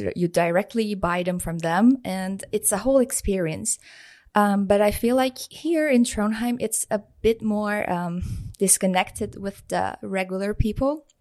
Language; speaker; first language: English; non-native, fluent; Persian